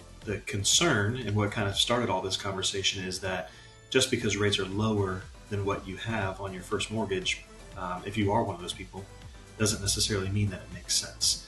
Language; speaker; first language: English; native; English